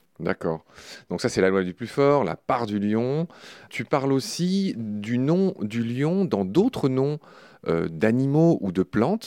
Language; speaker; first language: French; native; French